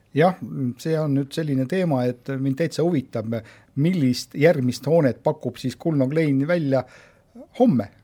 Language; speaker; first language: Estonian; native; Estonian